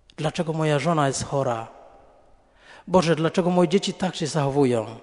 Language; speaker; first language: Polish; non-native, fluent; Indonesian